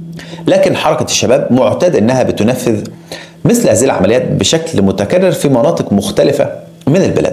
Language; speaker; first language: Arabic; native; Arabic